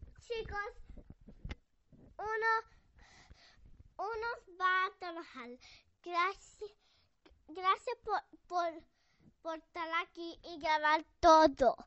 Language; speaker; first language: Spanish; early bilingual, heritage; Spanish